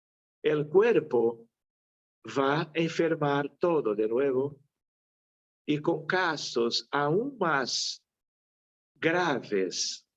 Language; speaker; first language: Spanish; non-native, fluent; Portuguese